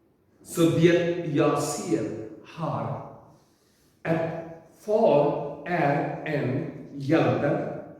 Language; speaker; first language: Swedish; non-native, learner; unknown